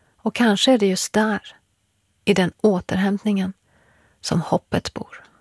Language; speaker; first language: Swedish; early bilingual, other home language; Persian